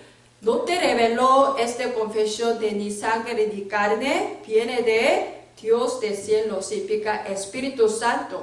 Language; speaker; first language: Spanish; non-native, learner; Korean